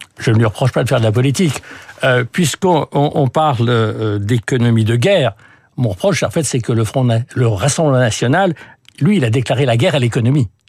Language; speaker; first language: French; early bilingual, other home language; English